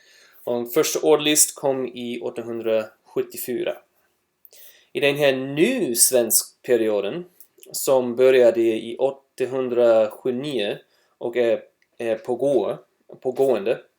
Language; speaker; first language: Swedish; non-native, learner; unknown